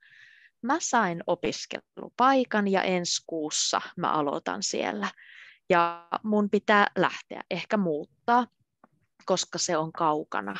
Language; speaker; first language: Finnish; native; Finnish